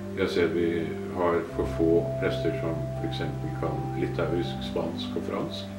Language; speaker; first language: Norwegian; native; Norwegian